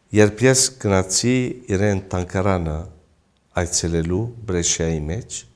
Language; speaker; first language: Armenian; early bilingual, heritage; Armenian